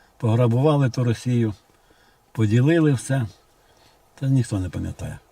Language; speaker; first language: Ukrainian; non-native, local second language; Russian